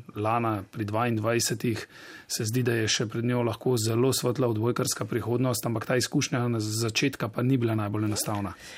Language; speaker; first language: Slovenian; native; Slovenian